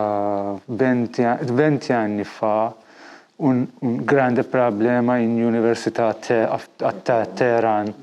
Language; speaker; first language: Italian; non-native, learner; Persian